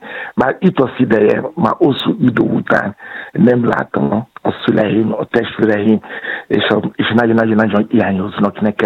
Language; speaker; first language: Hungarian; non-native, fluent; Yoruba